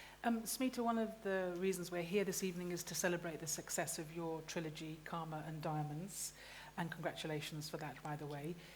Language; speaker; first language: English; native; English